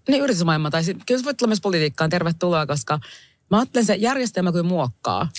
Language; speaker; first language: Finnish; native; Finnish